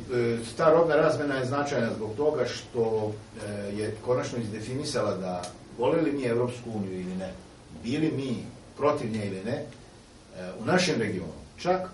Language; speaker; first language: Serbian; native; Serbian